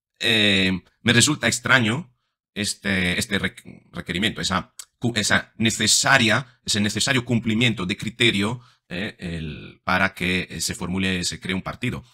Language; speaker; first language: Spanish; non-native, fluent; Italian